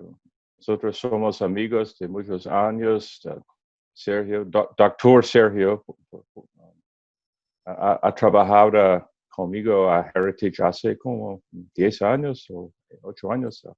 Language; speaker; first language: Spanish; non-native, learner; English